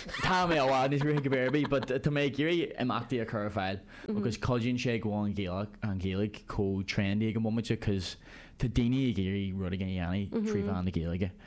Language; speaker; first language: Irish; native; Irish